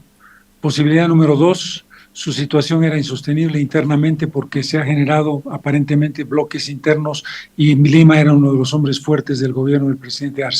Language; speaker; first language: Spanish; native; Spanish